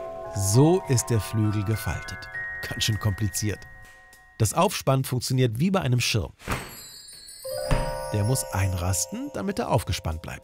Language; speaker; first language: German; native; German